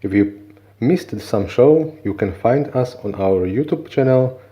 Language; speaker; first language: English; non-native, learner; Slovak